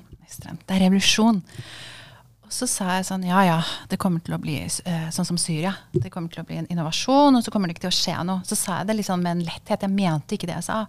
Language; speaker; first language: Norwegian; early bilingual, other home language; Kurdish